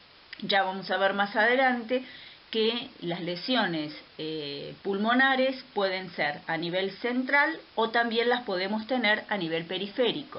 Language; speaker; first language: Spanish; native; Spanish